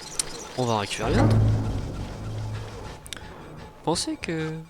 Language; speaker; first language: French; native; French